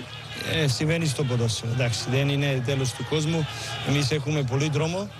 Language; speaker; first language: Greek; non-native, learner; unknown